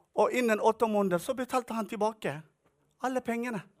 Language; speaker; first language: Norwegian; non-native, fluent; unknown